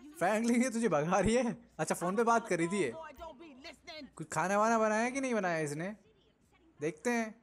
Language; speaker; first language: Hindi; native; Hindi